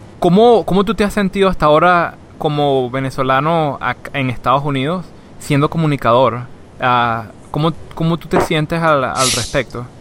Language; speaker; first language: Spanish; native; Spanish